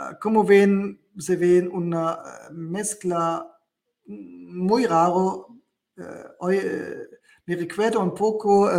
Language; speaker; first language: Spanish; non-native, learner; German